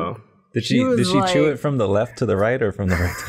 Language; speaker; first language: English; native; English